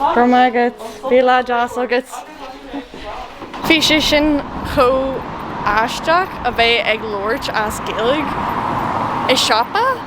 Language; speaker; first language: Irish; non-native, local second language; English